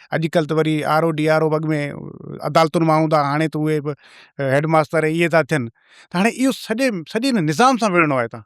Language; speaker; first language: Sindhi; native; Sindhi